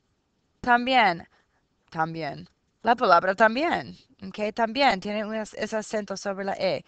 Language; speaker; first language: Spanish; non-native, fluent; English